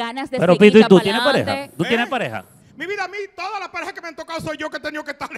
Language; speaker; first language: Spanish; native; Spanish